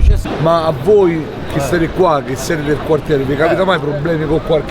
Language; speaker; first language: Italian; native; Italian